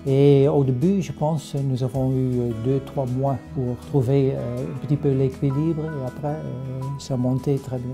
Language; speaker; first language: French; non-native, fluent; Dutch